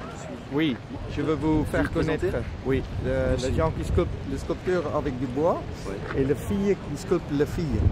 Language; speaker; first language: French; non-native, learner; Dutch